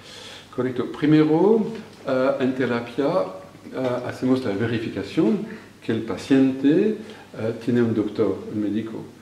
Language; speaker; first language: Spanish; non-native, fluent; French